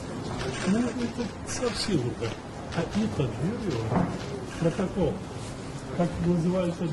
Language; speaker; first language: Russian; non-native, local second language; Tajik